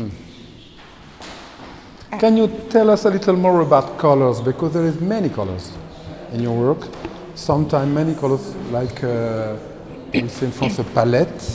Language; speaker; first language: English; non-native, fluent; French